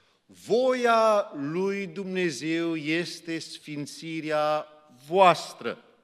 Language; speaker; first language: Romanian; early bilingual, heritage; Romanian